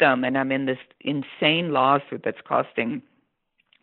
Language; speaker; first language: English; non-native, fluent; German